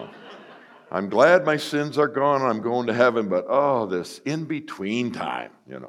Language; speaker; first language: English; native; English